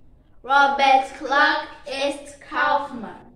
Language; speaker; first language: German; non-native, learner; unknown